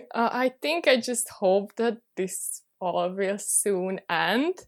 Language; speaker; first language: English; non-native, fluent; Hungarian